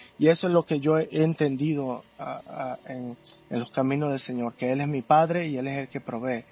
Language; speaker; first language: Spanish; native; Spanish